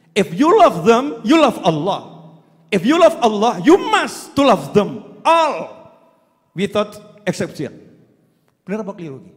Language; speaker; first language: English; non-native, learner; Indonesian